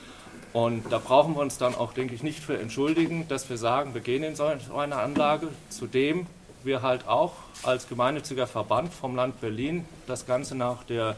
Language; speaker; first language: German; native; German